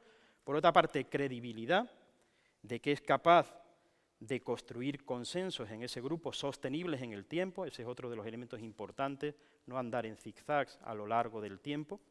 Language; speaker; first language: Spanish; native; Spanish